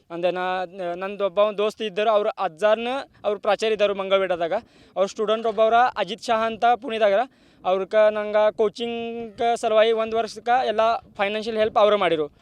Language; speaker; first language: Kannada; non-native, local second language; Marathi